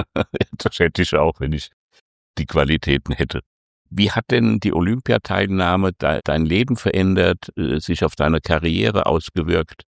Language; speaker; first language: German; native; German